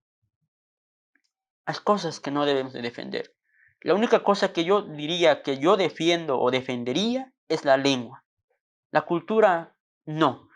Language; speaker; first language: Spanish; non-native, local second language; Tzotzil